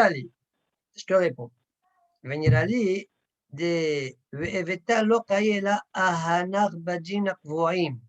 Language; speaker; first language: French; native; French